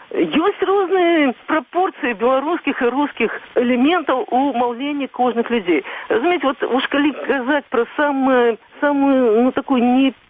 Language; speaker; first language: Belarusian; non-native, local second language; Russian